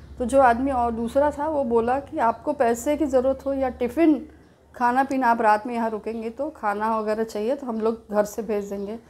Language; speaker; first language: Hindi; native; Hindi